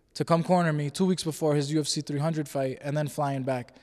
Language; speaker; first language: English; native; English